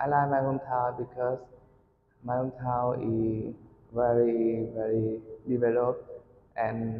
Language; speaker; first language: English; non-native, learner; Vietnamese